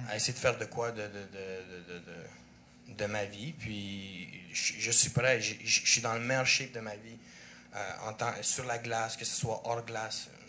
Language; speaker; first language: French; early bilingual, other home language; Russian